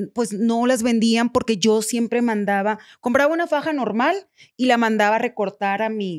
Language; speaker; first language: Spanish; native; Spanish